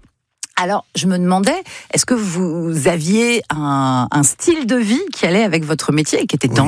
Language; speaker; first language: French; native; French